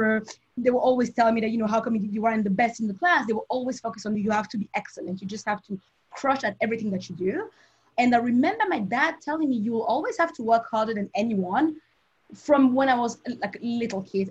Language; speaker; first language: English; non-native, local second language; French